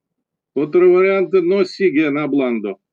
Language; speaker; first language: Spanish; non-native, learner; Russian